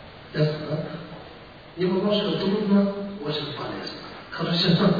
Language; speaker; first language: Russian; non-native, learner; Tibetan